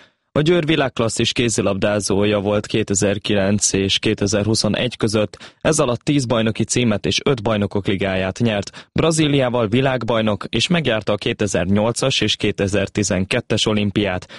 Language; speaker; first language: Hungarian; native; Hungarian